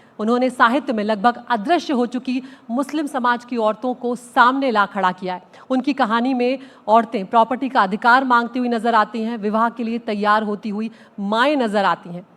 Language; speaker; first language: Hindi; native; Hindi